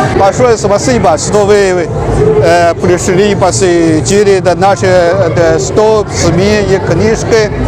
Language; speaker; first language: Russian; non-native, learner; Chinese